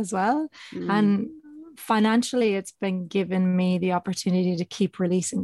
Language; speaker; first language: English; native; English